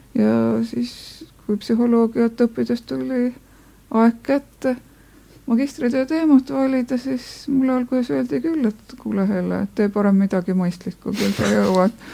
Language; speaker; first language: Estonian; native; Estonian